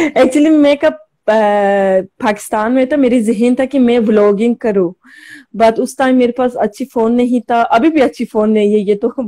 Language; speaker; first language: Hindi; non-native, learner; Turkish